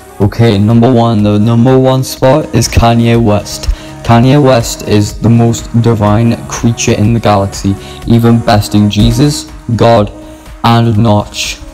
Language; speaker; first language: English; native; English